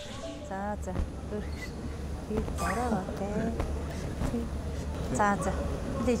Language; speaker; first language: Korean; non-native, learner; Mongolian